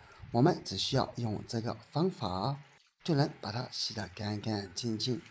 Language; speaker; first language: Chinese; native; Chinese